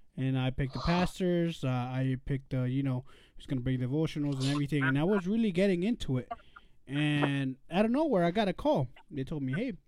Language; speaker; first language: English; early bilingual, other home language; Spanish